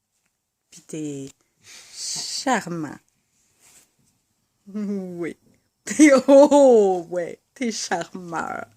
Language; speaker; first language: French; native; French